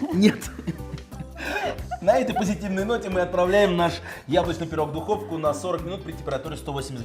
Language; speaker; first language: Russian; native; Russian